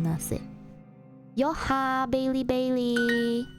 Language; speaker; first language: Japanese; non-native, learner; Indonesian